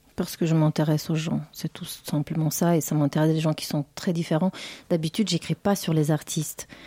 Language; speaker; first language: French; non-native, fluent; Romanian